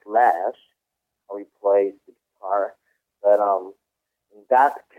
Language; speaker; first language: English; non-native, fluent; Swiss German